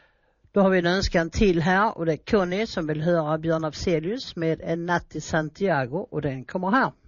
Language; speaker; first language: Swedish; native; Swedish